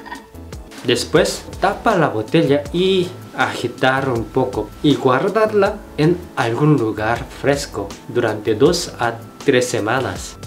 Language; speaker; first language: Spanish; non-native, fluent; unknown